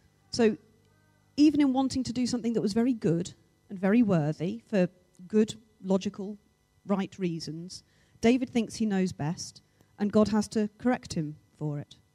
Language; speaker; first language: English; native; English